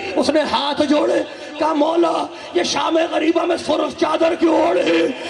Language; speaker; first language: Urdu; native; Urdu